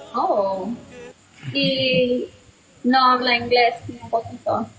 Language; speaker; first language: Spanish; early bilingual, heritage; Spanish